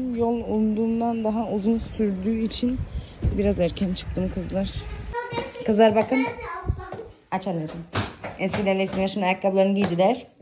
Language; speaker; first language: Turkish; early bilingual, heritage; Turkish